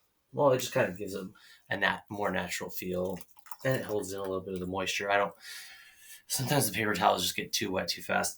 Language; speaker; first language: English; native; English